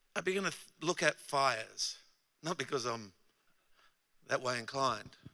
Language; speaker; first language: English; native; English